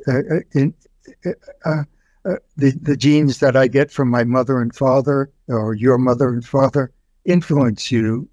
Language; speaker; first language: English; native; English